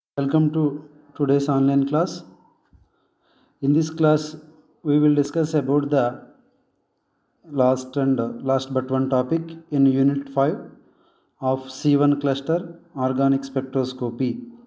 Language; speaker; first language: English; non-native, local second language; Telugu